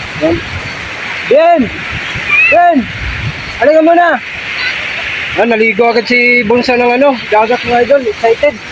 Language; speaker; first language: Filipino; non-native, local second language; Cebuano